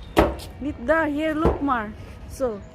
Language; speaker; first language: Dutch; non-native, learner; Cebuano